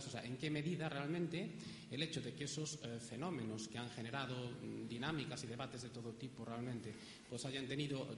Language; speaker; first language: Spanish; native; Spanish